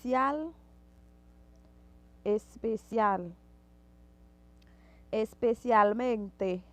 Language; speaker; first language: Spanish; non-native, fluent; Haitian Creole